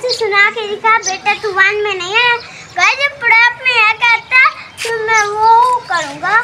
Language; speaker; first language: Hindi; non-native, local second language; Saraiki